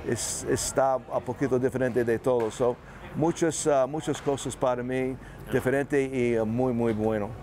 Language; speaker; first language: Spanish; non-native, learner; English